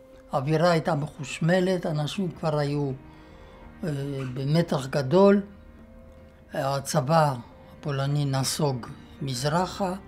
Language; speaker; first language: Hebrew; non-native, fluent; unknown